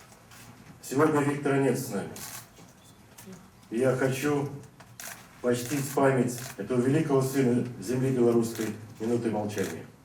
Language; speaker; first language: Russian; native; Russian